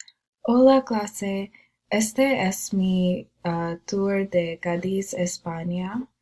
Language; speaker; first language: Spanish; non-native, learner; English